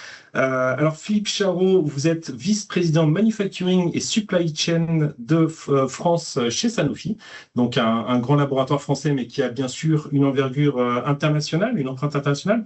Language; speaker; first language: French; native; French